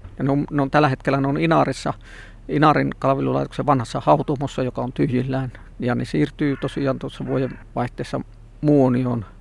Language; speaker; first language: Finnish; native; Finnish